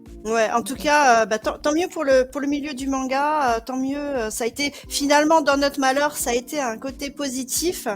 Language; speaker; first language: French; native; French